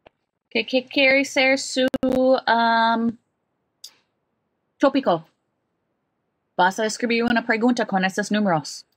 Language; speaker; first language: Spanish; non-native, fluent; English